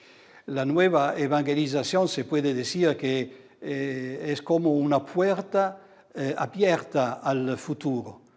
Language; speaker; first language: Spanish; non-native, fluent; Italian